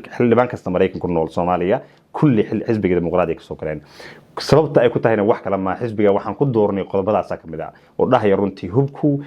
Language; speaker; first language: Somali; early bilingual, heritage; Somali